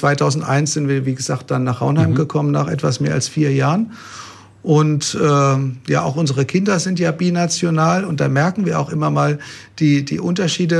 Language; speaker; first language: German; native; German